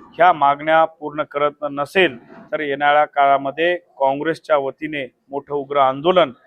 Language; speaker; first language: Marathi; native; Marathi